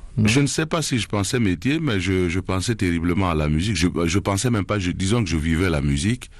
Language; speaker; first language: French; non-native, local second language; Duala